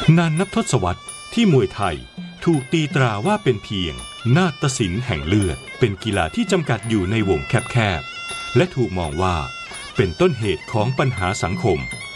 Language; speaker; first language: Thai; native; Thai